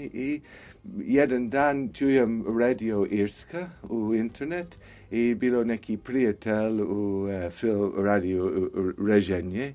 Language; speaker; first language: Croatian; non-native, learner; English